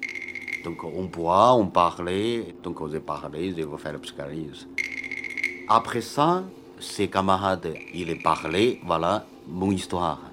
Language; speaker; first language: French; non-native, learner; Chinese